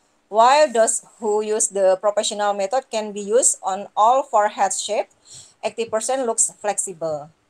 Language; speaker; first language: English; non-native, learner; Indonesian